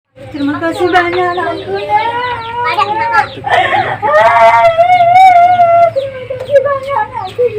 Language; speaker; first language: Indonesian; non-native, local second language; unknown